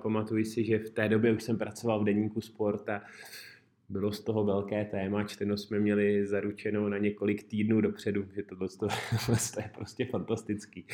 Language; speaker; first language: Czech; native; Czech